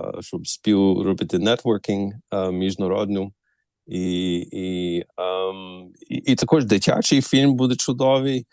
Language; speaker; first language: Ukrainian; early bilingual, heritage; Ukrainian